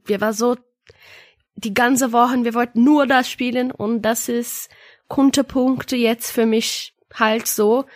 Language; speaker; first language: German; non-native, learner; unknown